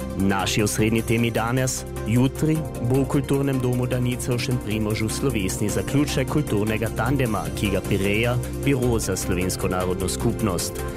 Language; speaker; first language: Slovenian; native; Slovenian